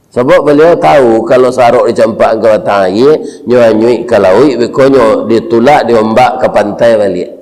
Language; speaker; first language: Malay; non-native, local second language; Minangkabau